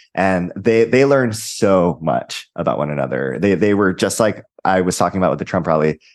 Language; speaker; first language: English; native; English